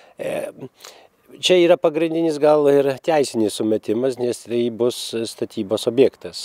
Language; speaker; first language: Lithuanian; native; Lithuanian